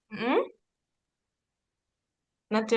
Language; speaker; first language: English; non-native, fluent; Indonesian